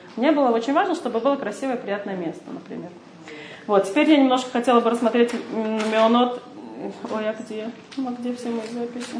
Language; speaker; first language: Russian; early bilingual, heritage; Russian